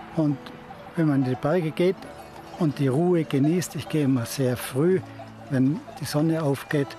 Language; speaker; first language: German; native; German